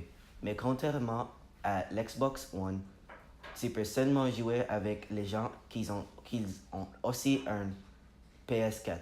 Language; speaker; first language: French; non-native, learner; English